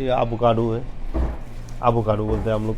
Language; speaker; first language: Hindi; non-native, learner; Bangla